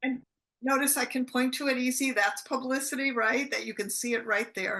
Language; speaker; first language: English; native; English